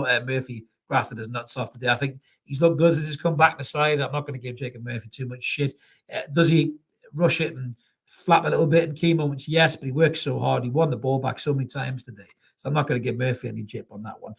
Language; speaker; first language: English; native; English